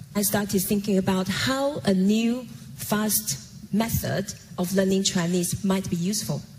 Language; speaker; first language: English; non-native, fluent; Chinese